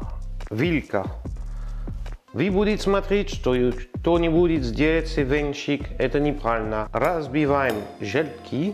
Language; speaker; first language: Russian; non-native, learner; French